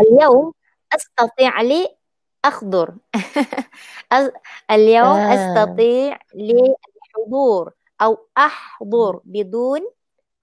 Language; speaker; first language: Arabic; non-native, fluent; Malay